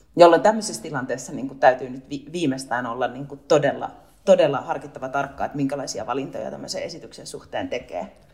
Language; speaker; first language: Finnish; native; Finnish